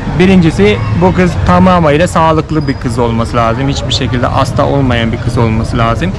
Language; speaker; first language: Turkish; non-native, fluent; Hindi